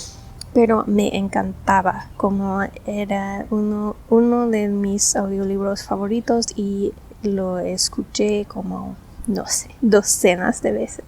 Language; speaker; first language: Spanish; non-native, fluent; English